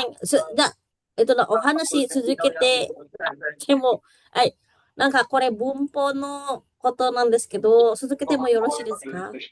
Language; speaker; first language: Japanese; non-native, fluent; Indonesian